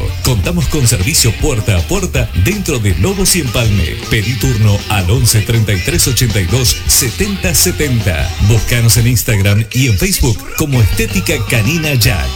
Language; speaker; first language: Spanish; native; Spanish